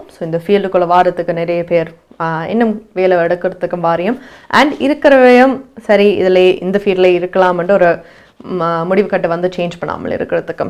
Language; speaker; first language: Tamil; early bilingual, heritage; Tamil